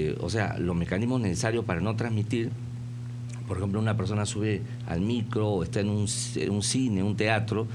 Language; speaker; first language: Spanish; native; Spanish